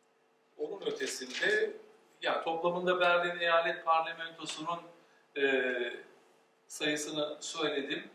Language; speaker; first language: Turkish; early bilingual, heritage; Turkish